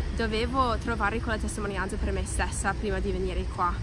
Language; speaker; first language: Italian; non-native, learner; English